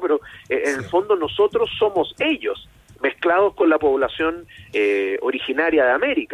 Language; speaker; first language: Spanish; native; Spanish